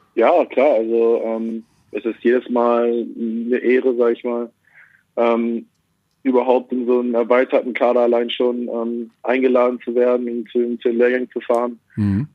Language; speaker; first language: German; native; German